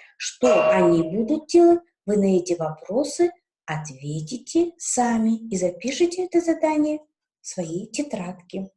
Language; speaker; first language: Russian; non-native, local second language; Kazakh